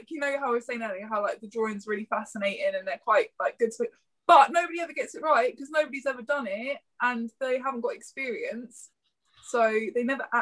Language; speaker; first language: English; native; English